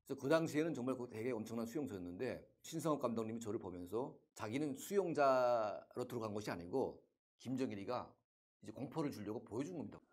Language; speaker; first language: Korean; native; Korean